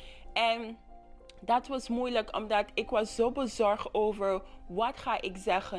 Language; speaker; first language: Dutch; non-native, local second language; English